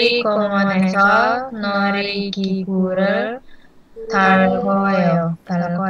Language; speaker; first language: Korean; non-native, learner; Indonesian